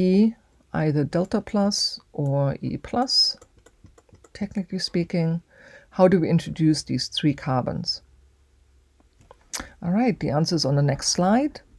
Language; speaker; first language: English; native; English